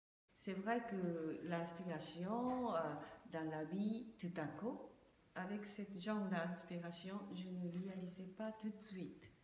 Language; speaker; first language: French; non-native, learner; Japanese